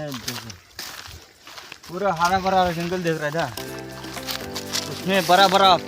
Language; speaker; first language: Hindi; non-native, local second language; Bodo